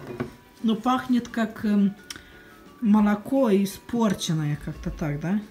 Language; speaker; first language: Russian; non-native, fluent; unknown